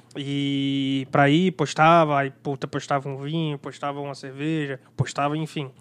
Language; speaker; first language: Portuguese; native; Portuguese